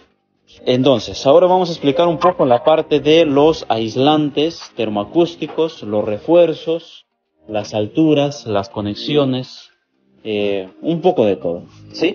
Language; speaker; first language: Spanish; native; Spanish